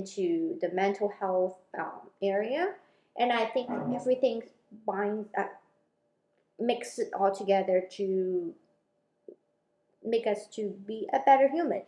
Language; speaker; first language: English; non-native, local second language; Cantonese